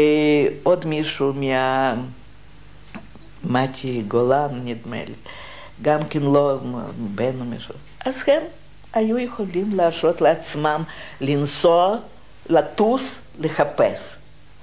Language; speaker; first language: Hebrew; non-native, fluent; Russian